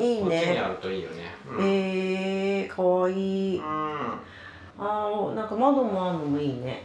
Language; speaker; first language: French; non-native, learner; Japanese